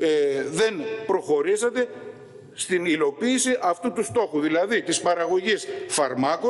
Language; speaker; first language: Greek; native; Greek